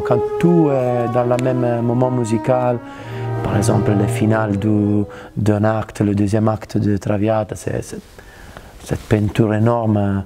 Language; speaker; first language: French; non-native, fluent; Italian